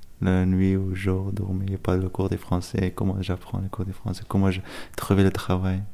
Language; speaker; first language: French; non-native, learner; Persian